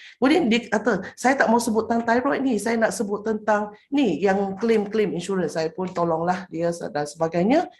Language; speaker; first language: Malay; non-native, local second language; Chinese